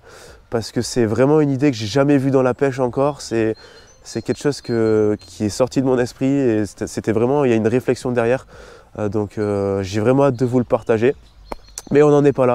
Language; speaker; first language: French; native; French